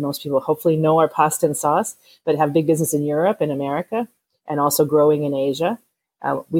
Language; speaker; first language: English; native; English